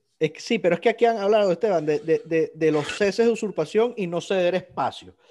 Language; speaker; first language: Spanish; native; Spanish